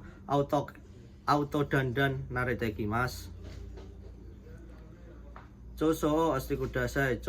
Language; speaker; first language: Japanese; non-native, learner; Indonesian